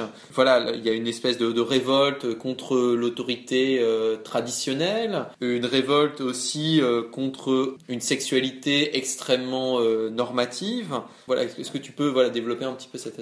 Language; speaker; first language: French; native; French